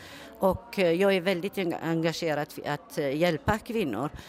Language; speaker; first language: Swedish; non-native, fluent; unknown